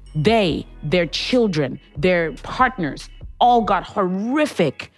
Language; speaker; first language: English; non-native, local second language; Shona